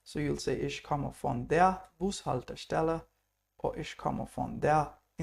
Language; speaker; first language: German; non-native, fluent; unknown